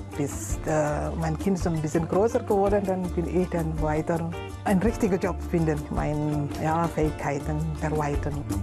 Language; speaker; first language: German; non-native, learner; Indonesian